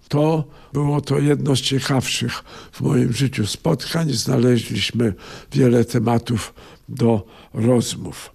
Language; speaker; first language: Polish; native; Polish